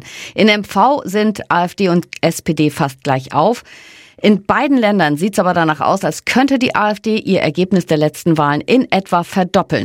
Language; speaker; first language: German; native; German